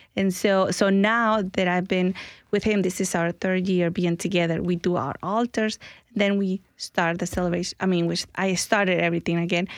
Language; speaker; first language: English; early bilingual, other home language; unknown